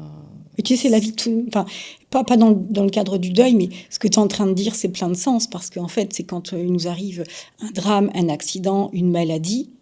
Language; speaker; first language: French; native; French